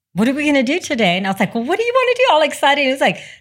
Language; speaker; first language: English; native; English